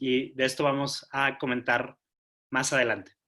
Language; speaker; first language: Spanish; native; Spanish